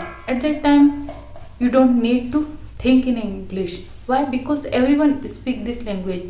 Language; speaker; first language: English; non-native, learner; Hindi